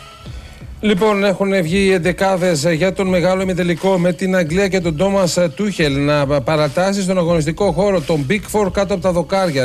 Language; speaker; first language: Greek; native; Greek